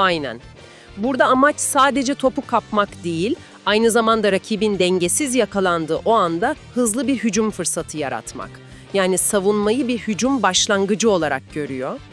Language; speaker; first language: Turkish; native; Turkish